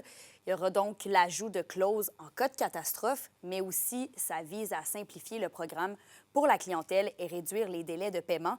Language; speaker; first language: French; native; French